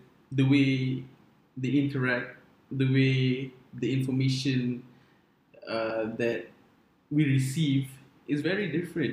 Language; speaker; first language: English; non-native, local second language; Malay